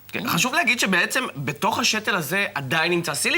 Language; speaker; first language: Hebrew; native; Hebrew